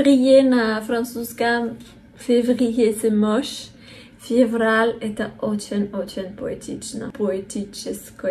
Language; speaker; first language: Russian; non-native, fluent; French